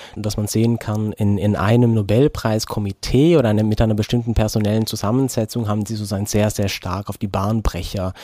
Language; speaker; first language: German; non-native, fluent; Norwegian